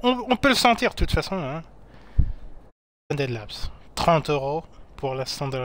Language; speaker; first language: French; non-native, local second language; Arabic